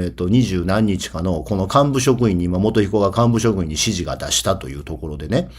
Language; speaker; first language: Japanese; native; Japanese